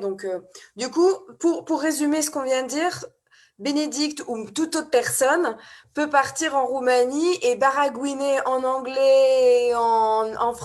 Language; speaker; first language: French; native; French